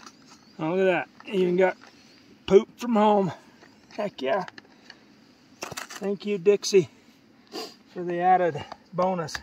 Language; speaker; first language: English; native; English